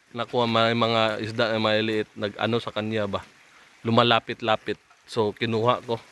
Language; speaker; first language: Filipino; native; Filipino